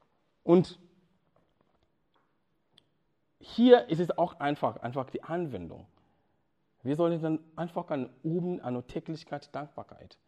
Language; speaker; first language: German; non-native, fluent; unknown